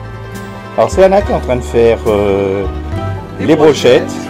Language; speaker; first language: French; native; French